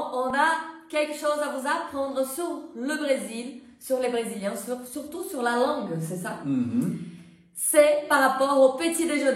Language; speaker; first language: French; non-native, fluent; Portuguese